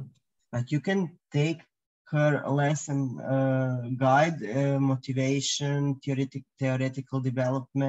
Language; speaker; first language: English; non-native, fluent; Croatian